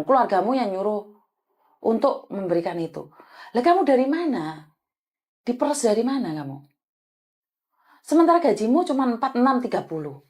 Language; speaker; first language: Malay; native; Malay